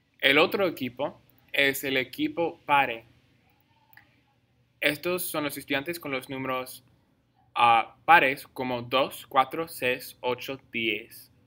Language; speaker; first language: Spanish; non-native, fluent; English